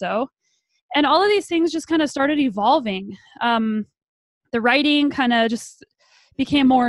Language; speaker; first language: English; native; English